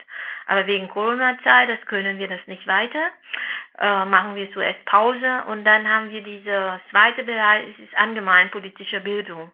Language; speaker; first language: German; non-native, fluent; Vietnamese